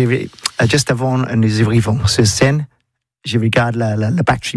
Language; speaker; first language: French; non-native, learner; English